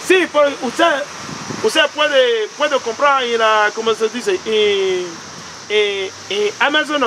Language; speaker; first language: Spanish; non-native, learner; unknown